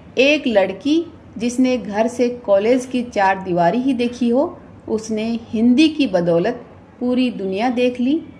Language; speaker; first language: Hindi; native; Hindi